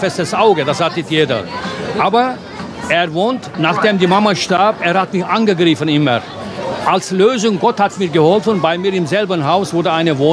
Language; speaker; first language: German; non-native, fluent; Turkish